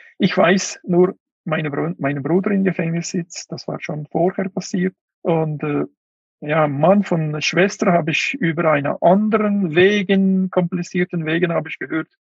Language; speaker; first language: German; non-native, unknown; Uyghur